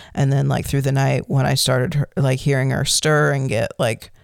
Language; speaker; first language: English; native; English